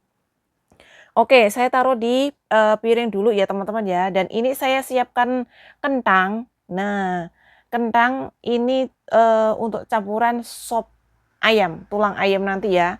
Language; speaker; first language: Indonesian; non-native, local second language; Javanese